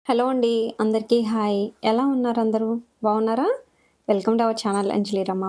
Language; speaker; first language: Telugu; non-native, local second language; Lambadi